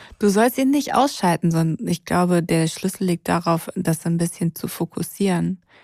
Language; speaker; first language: German; native; German